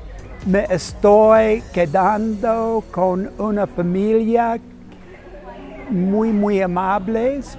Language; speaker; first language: Spanish; non-native, learner; English